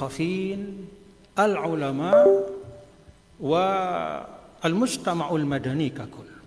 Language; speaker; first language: Arabic; non-native, fluent; Sasak